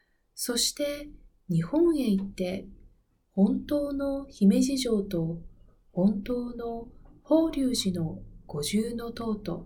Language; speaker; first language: Japanese; non-native, learner; Spanish